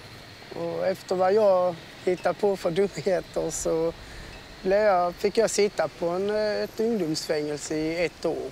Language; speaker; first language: Swedish; early bilingual, other home language; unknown